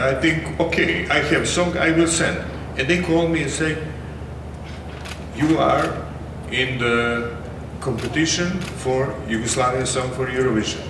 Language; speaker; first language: English; non-native, learner; Serbian